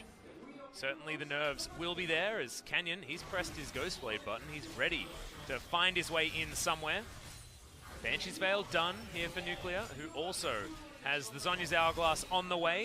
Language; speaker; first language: English; native; English